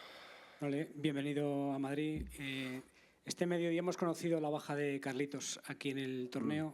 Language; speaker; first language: Spanish; native; Spanish